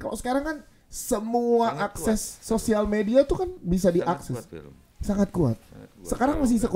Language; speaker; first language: Indonesian; native; Indonesian